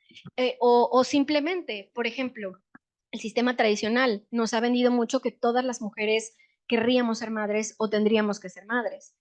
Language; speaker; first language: Spanish; native; Spanish